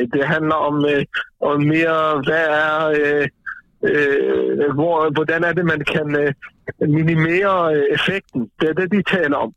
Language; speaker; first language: Danish; non-native, fluent; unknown